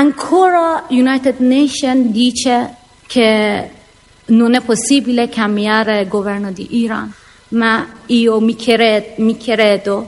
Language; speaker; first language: Italian; non-native, learner; Persian